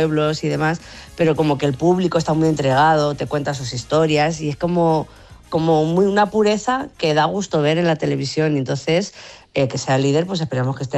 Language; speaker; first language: Spanish; native; Spanish